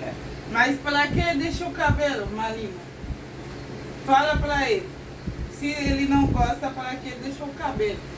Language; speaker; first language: Portuguese; non-native, learner; Haitian Creole